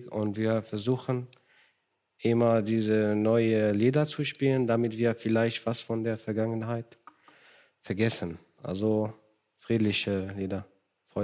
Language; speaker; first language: German; non-native, fluent; Kurdish